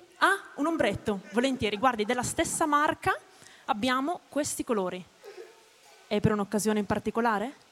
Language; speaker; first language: Italian; native; Italian